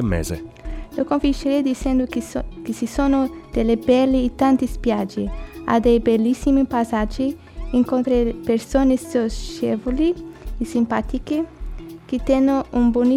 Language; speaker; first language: Italian; non-native, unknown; Portuguese